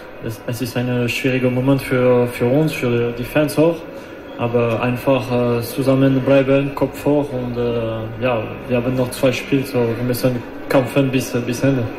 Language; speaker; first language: German; non-native, learner; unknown